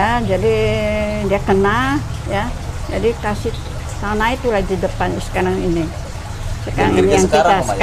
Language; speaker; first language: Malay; non-native, local second language; Min Nan Chinese